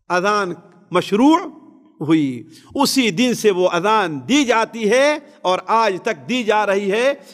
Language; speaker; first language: Urdu; native; Urdu